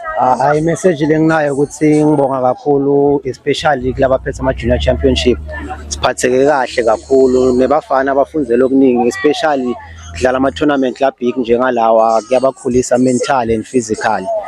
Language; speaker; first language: Zulu; non-native, local second language; Swati